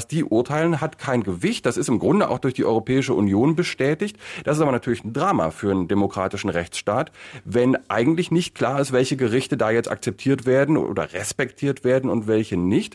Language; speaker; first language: German; native; German